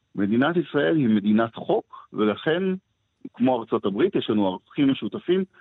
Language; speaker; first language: Hebrew; non-native, fluent; Russian